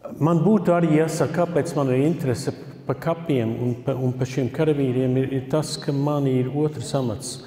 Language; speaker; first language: Latvian; early bilingual, heritage; Latvian